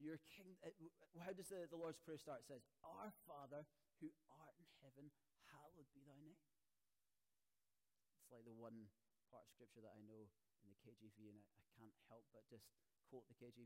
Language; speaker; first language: English; native; English